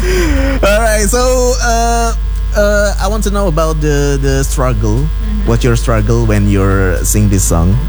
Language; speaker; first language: English; non-native, fluent; Indonesian